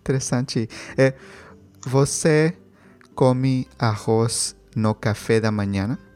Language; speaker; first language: Portuguese; non-native, learner; Spanish